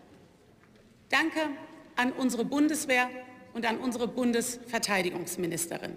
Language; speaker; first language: German; native; German